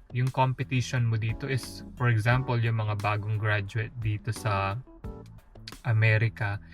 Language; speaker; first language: Filipino; non-native, local second language; Pampanga